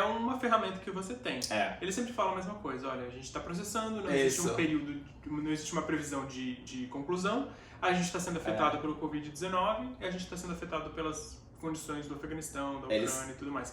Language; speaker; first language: Portuguese; native; Portuguese